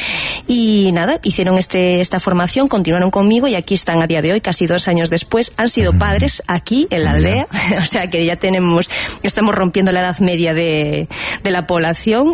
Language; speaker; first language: Spanish; native; Spanish